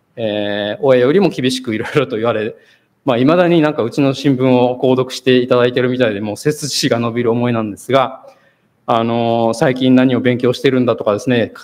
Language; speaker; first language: Japanese; native; Japanese